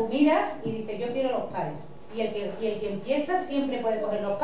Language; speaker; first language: Spanish; native; Spanish